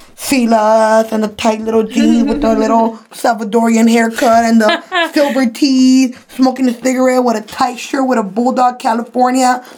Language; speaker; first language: English; early bilingual, other home language; Spanish